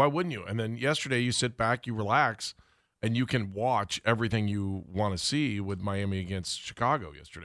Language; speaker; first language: English; native; English